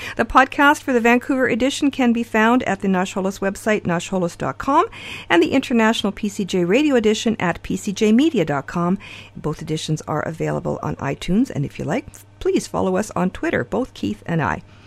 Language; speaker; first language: English; early bilingual, other home language; Ukrainian